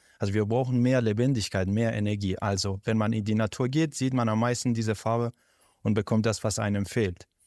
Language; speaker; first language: German; non-native, fluent; Persian